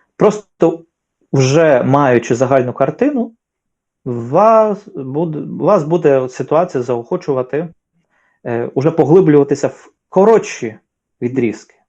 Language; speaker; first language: Ukrainian; native; Ukrainian